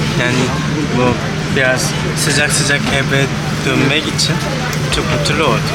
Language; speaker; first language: Turkish; non-native, learner; Korean